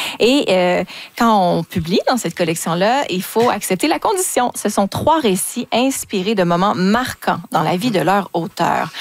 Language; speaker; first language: French; native; French